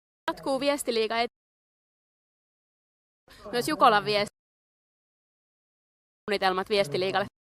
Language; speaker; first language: Finnish; native; Finnish